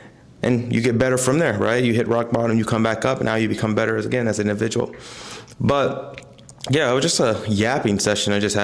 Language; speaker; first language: English; native; English